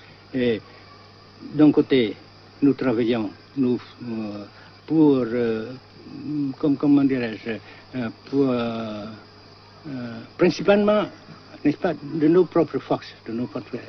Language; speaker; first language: French; non-native, fluent; Vietnamese